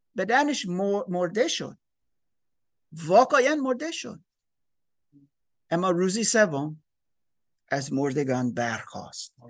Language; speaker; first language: Persian; non-native, learner; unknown